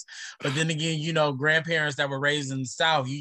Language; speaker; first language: English; native; English